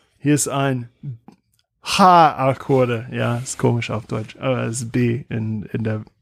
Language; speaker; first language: German; non-native, fluent; English